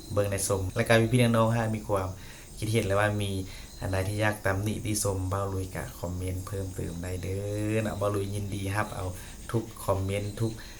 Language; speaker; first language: Thai; native; Thai